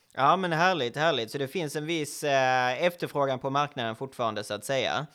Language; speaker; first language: Swedish; native; Swedish